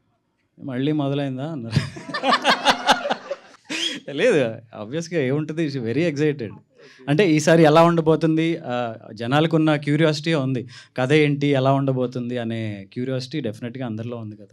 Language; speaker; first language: Telugu; native; Telugu